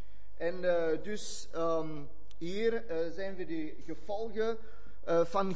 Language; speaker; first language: Dutch; non-native, fluent; German